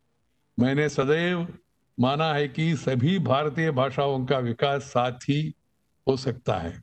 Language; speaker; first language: Hindi; non-native, local second language; Telugu